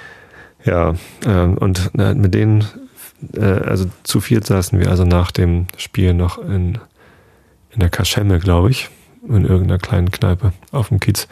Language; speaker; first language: German; native; German